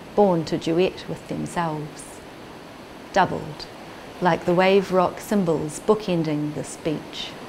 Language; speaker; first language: English; native; English